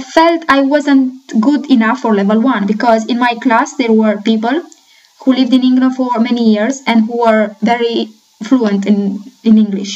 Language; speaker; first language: English; non-native, fluent; Romanian